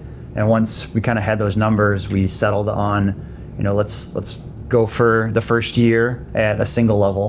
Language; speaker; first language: English; native; English